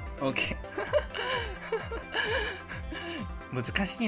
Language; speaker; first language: Japanese; non-native, learner; Cantonese